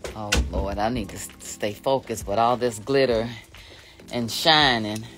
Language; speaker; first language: English; native; English